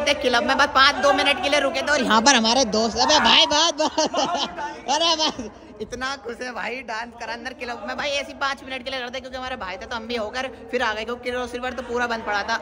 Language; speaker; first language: Hindi; native; Hindi